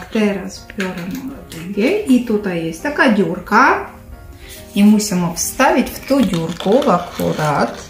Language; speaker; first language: Polish; non-native, learner; Ukrainian